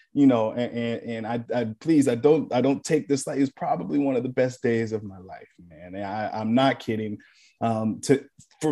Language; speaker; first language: English; native; English